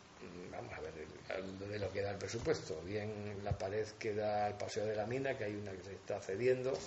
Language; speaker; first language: Spanish; native; Spanish